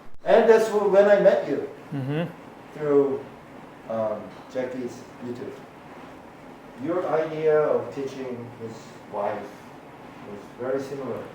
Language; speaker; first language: English; non-native, fluent; Korean